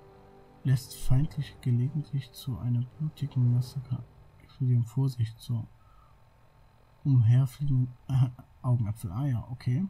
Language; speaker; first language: German; native; German